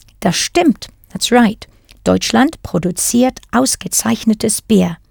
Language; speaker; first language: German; non-native, fluent; English